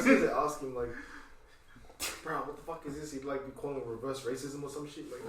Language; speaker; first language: English; native; English